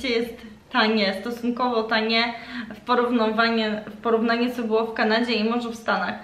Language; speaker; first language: Polish; early bilingual, heritage; Polish